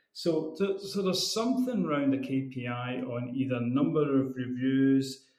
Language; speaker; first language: English; native; English